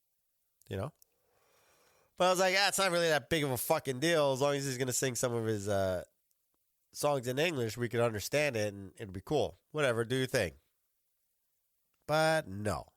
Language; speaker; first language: English; native; English